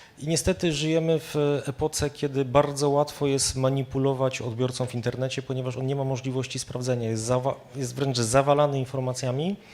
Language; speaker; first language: Polish; native; Polish